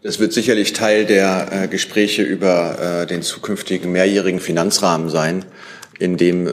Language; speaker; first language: German; native; German